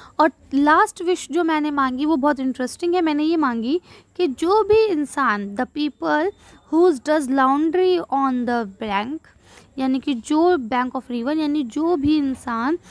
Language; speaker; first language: Hindi; native; Hindi